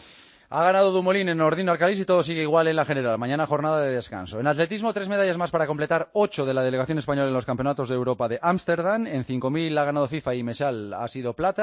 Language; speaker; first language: Spanish; native; Spanish